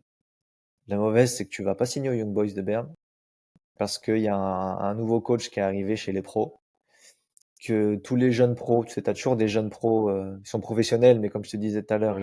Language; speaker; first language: French; native; French